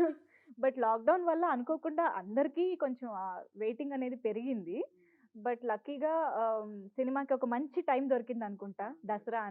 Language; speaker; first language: Telugu; native; Telugu